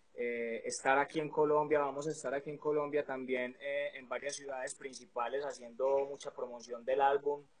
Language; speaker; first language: Spanish; native; Spanish